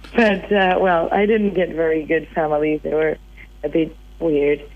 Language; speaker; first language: English; non-native, fluent; Portuguese